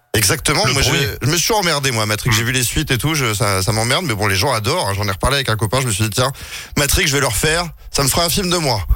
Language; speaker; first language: French; native; French